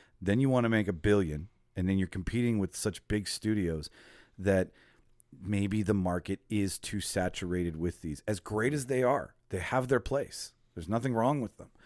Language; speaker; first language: English; native; English